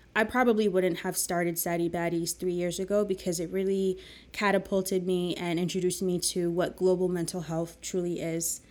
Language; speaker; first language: English; early bilingual, other home language; Akan